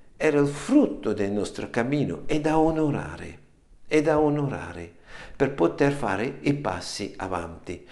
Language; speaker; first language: Italian; non-native, fluent; German